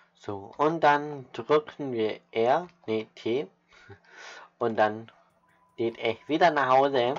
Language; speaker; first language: German; native; German